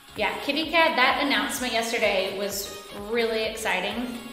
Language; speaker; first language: English; native; English